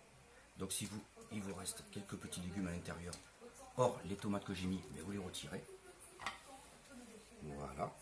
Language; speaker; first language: French; native; French